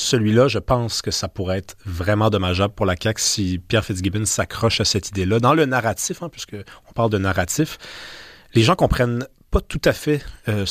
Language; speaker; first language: French; native; French